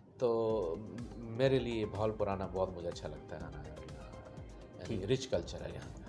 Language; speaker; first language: Urdu; non-native, local second language; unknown